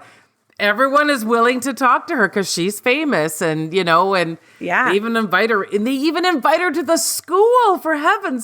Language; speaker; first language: English; native; English